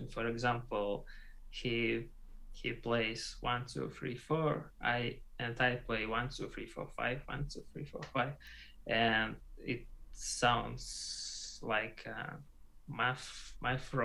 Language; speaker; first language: English; non-native, learner; Russian